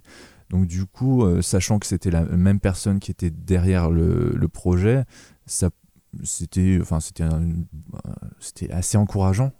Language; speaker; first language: French; native; French